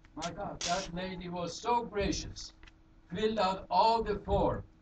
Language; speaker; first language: English; non-native, fluent; Persian